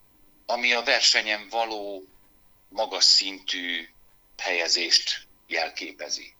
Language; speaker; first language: Hungarian; native; Hungarian